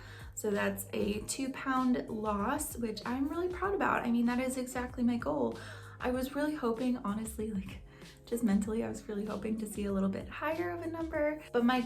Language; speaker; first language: English; native; English